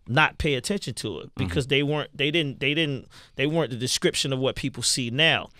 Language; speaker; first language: English; native; English